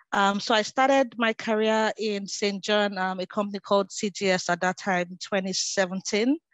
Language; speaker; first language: English; non-native, local second language; Yoruba